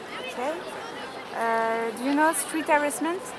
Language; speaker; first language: English; non-native, learner; French